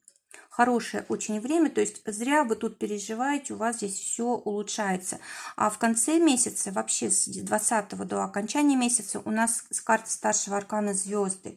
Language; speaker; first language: Russian; native; Russian